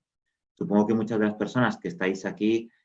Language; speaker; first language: Spanish; native; Spanish